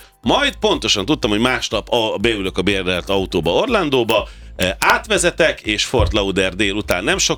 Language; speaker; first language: Hungarian; native; Hungarian